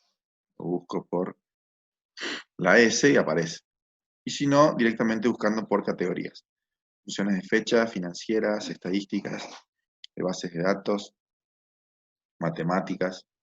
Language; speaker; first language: Spanish; native; Spanish